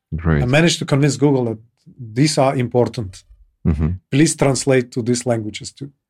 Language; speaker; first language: English; non-native, fluent; Kyrgyz